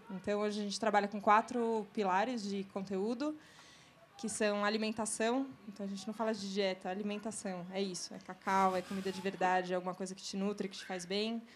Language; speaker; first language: Portuguese; native; Portuguese